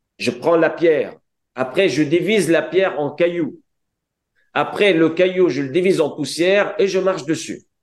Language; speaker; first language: French; non-native, local second language; Arabic